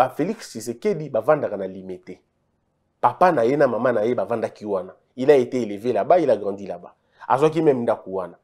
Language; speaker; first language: French; non-native, local second language; Lingala